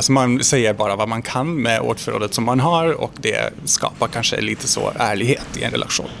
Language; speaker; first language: Swedish; non-native, fluent; Hungarian